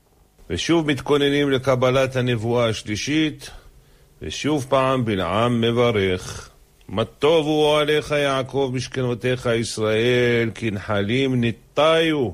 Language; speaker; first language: Hebrew; native; Hebrew